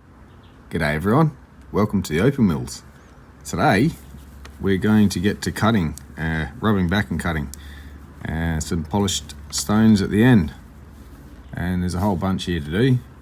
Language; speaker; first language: English; native; English